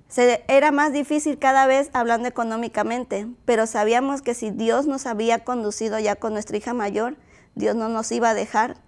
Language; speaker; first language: Spanish; native; Spanish